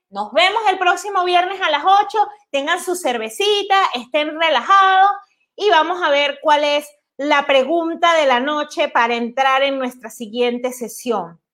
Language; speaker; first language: Spanish; native; Spanish